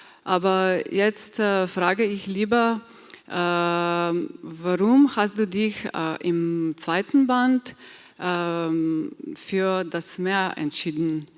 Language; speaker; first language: German; non-native, fluent; Slovenian